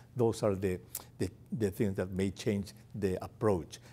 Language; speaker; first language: English; non-native, fluent; Spanish